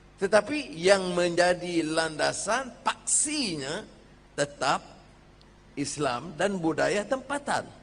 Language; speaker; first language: Malay; native; Malay